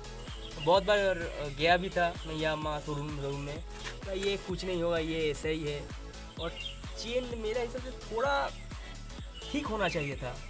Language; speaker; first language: Hindi; non-native, local second language; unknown